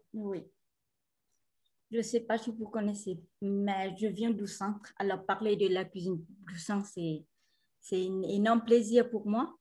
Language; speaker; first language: French; non-native, fluent; Vietnamese